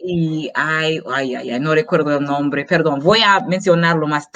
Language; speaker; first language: Spanish; non-native, fluent; English